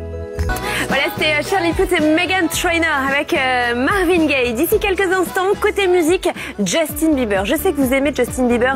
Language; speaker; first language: French; native; French